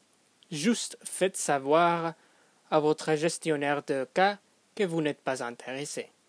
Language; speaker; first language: French; non-native, fluent; English